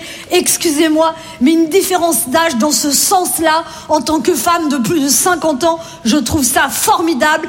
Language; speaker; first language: French; native; French